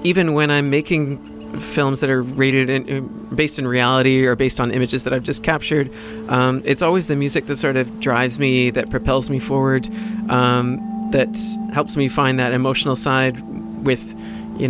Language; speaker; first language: English; native; English